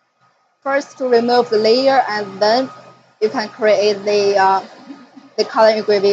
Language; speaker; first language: English; non-native, fluent; Chinese